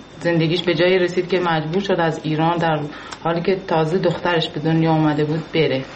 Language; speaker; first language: Persian; early bilingual, other home language; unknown